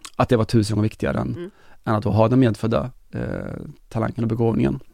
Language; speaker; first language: Swedish; native; Swedish